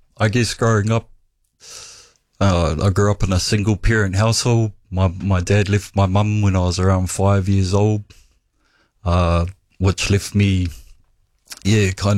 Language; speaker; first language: English; native; English